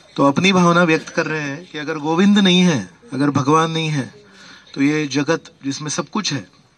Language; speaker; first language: Hindi; non-native, local second language; Marathi